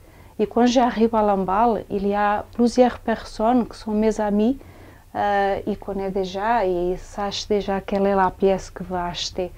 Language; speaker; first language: French; non-native, fluent; Portuguese